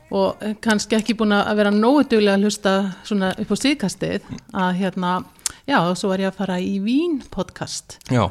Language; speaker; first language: Icelandic; early bilingual, heritage; Icelandic